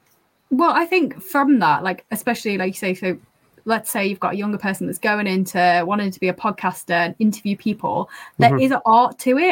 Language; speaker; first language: English; native; English